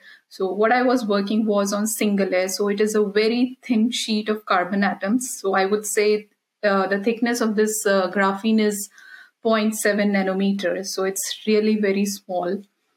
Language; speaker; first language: English; non-native, local second language; Hindi